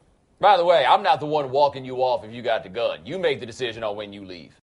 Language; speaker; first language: English; native; English